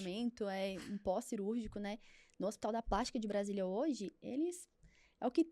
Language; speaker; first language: Portuguese; native; Portuguese